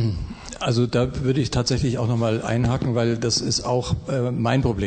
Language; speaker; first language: German; native; German